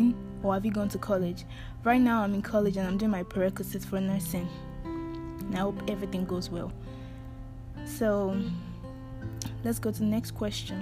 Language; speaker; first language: English; non-native, local second language; Yoruba